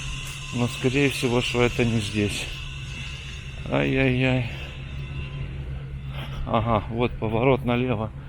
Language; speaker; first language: Russian; native; Russian